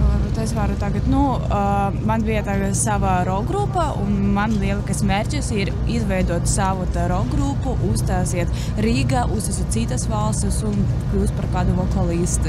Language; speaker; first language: Latvian; non-native, local second language; Russian